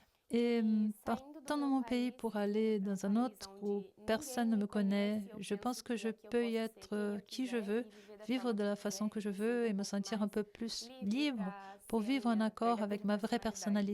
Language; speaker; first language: French; non-native, fluent; Portuguese